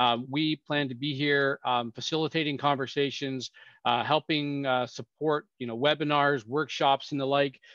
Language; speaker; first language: English; native; English